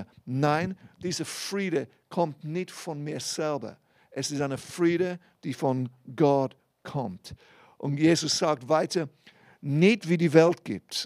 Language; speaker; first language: German; non-native, fluent; English